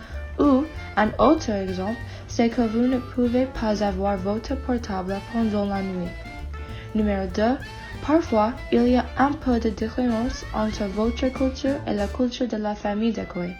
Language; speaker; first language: French; non-native, learner; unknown